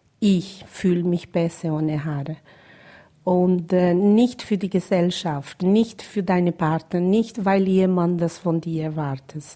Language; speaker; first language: German; non-native, fluent; Portuguese